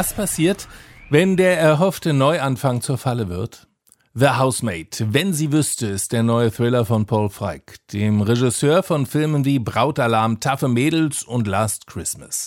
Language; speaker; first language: German; native; German